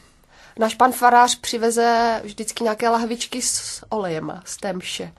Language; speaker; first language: Czech; native; Czech